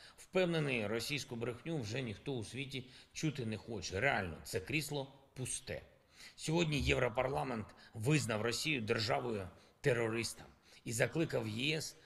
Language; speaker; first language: Ukrainian; non-native, local second language; Russian